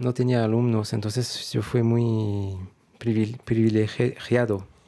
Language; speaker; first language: Spanish; non-native, fluent; French